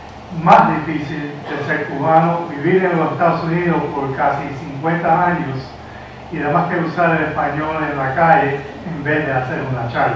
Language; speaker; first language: Spanish; early bilingual, heritage; Spanish